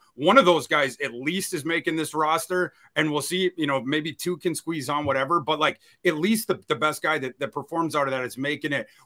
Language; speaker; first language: English; native; English